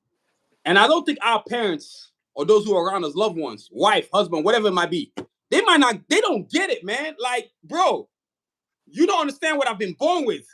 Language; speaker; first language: English; native; English